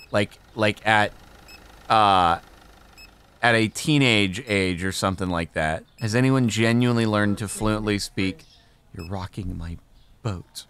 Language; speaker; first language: English; native; English